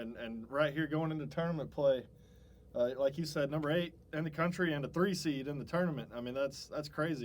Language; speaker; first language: English; native; English